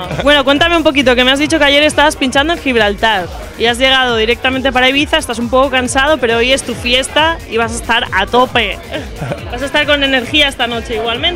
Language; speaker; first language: Spanish; native; Spanish